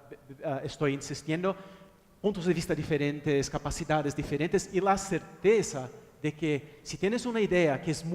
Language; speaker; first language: Spanish; non-native, fluent; Portuguese